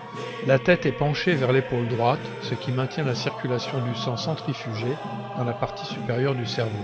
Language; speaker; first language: French; native; French